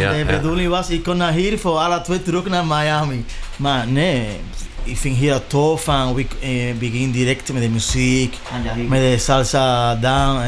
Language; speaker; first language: Dutch; non-native, learner; Spanish